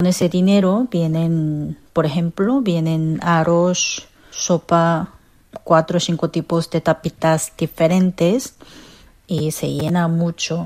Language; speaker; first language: Spanish; non-native, fluent; Korean